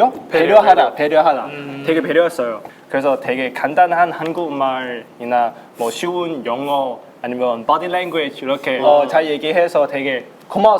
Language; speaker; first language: Korean; non-native, local second language; Chinese